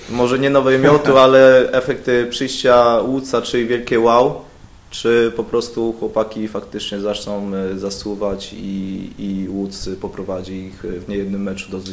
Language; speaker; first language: Polish; native; Polish